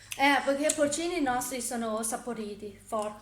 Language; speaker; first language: Italian; non-native, learner; Thai